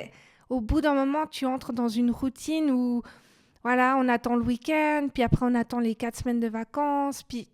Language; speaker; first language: French; native; French